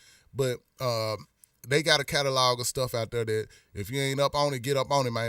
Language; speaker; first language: English; native; English